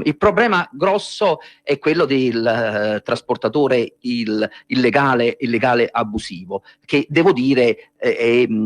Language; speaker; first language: Italian; native; Italian